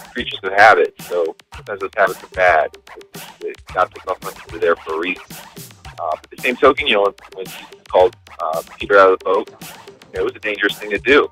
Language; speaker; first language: English; native; English